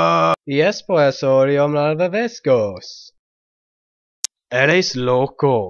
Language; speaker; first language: Spanish; non-native, learner; English